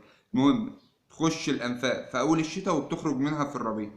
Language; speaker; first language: Arabic; native; Arabic